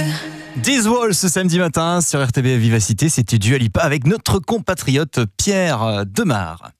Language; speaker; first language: French; native; French